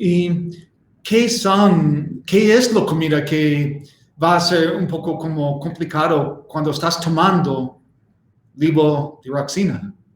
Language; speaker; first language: Spanish; non-native, learner; English